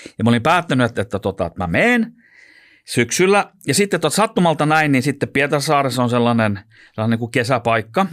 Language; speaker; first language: Finnish; non-native, local second language; Swedish